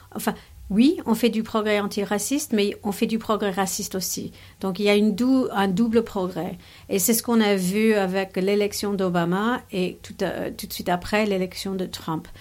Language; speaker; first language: French; non-native, fluent; English